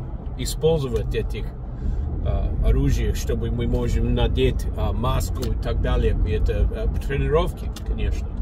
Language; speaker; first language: Russian; non-native, learner; English